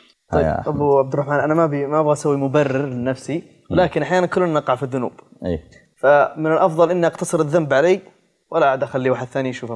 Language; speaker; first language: Arabic; native; Arabic